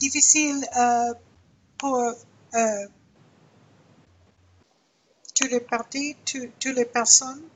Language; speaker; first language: French; non-native, learner; English